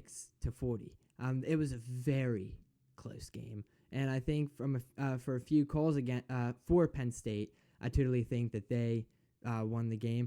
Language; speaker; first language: English; native; English